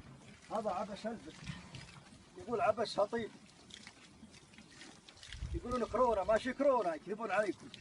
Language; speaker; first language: Arabic; native; Arabic